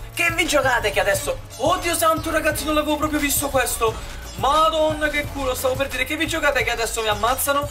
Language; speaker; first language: Italian; native; Italian